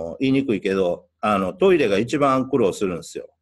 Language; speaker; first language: Japanese; native; Japanese